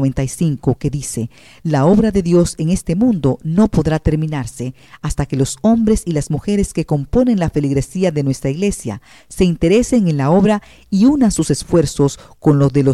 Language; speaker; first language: Spanish; native; Spanish